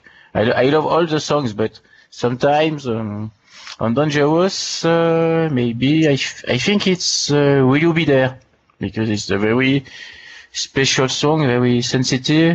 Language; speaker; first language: English; non-native, learner; French